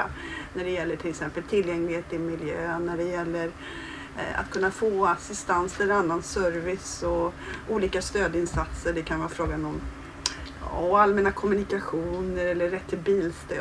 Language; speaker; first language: Swedish; native; Swedish